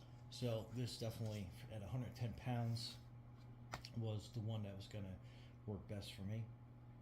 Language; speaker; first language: English; native; English